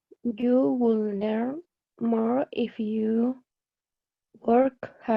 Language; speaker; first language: English; non-native, learner; Spanish